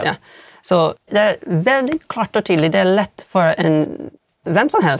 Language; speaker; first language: Swedish; non-native, fluent; English